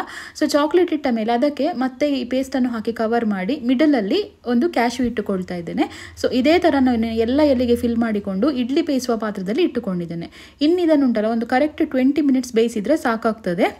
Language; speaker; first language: Kannada; native; Kannada